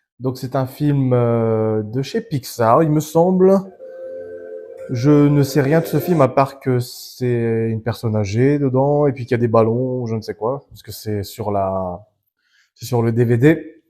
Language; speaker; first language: French; native; French